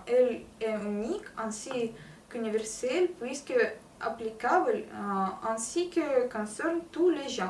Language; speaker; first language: French; non-native, learner; Russian